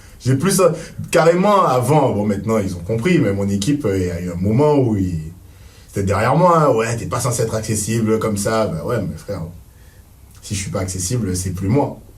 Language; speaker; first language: French; native; French